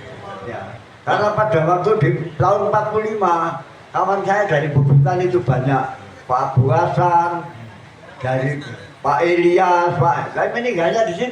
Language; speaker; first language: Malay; non-native, local second language; Javanese